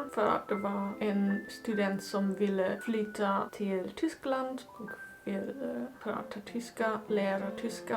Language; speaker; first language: Swedish; non-native, learner; German